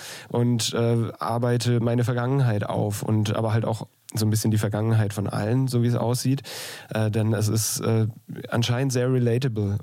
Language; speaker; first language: German; native; German